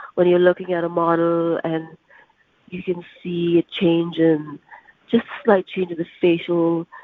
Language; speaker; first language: English; non-native, local second language; Urdu